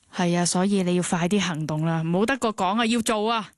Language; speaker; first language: Cantonese; native; Cantonese